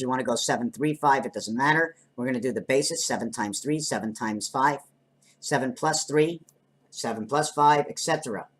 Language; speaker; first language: English; native; English